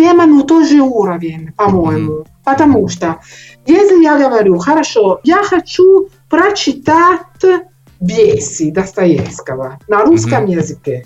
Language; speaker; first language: Russian; non-native, learner; Italian